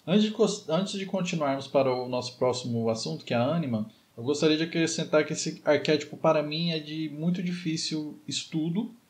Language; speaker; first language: Portuguese; native; Portuguese